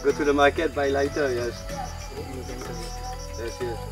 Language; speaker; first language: English; non-native, learner; French